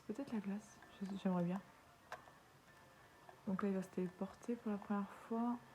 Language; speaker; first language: French; native; French